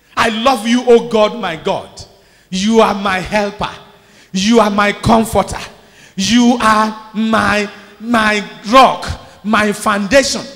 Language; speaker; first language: English; non-native, local second language; Yoruba